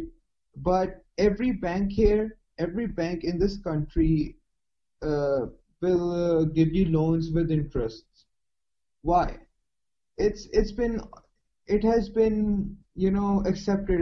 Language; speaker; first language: English; non-native, local second language; Urdu